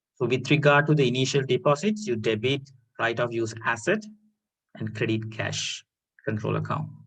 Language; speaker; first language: English; non-native, local second language; Sinhala